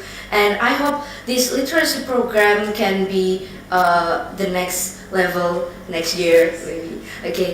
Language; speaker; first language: English; non-native, learner; Indonesian